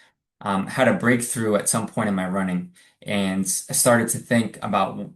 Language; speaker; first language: English; native; English